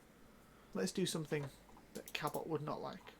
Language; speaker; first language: English; native; English